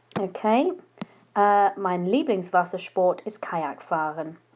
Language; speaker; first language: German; non-native, fluent; English